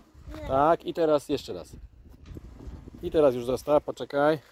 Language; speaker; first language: Polish; native; Polish